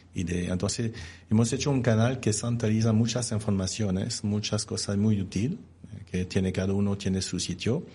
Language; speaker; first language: Spanish; non-native, fluent; French